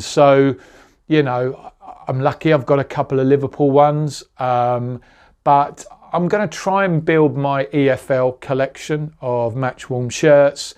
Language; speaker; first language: English; native; English